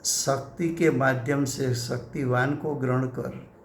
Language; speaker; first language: Hindi; non-native, local second language; Gujarati